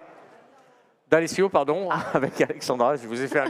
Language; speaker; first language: French; native; French